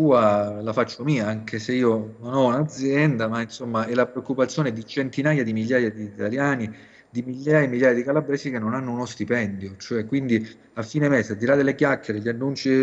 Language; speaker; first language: Italian; native; Italian